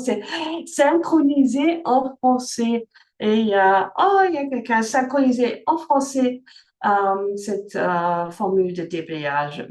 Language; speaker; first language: French; early bilingual, heritage; French